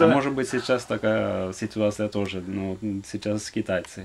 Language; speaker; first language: Russian; non-native, fluent; Norwegian